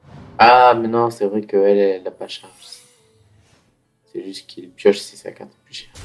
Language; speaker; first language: French; native; French